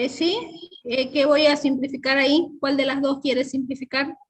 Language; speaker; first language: Spanish; native; Spanish